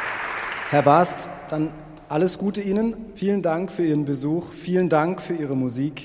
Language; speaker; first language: German; native; German